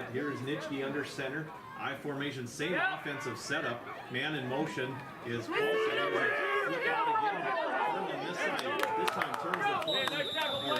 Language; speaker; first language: English; native; English